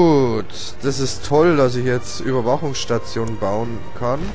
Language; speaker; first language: German; native; German